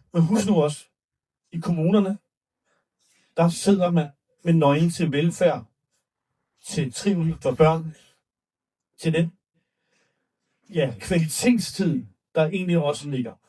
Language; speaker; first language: Danish; early bilingual, other home language; Urdu